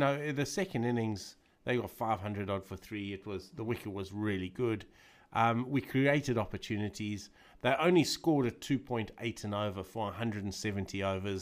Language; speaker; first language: English; native; English